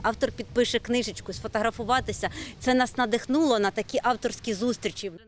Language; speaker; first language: Ukrainian; native; Ukrainian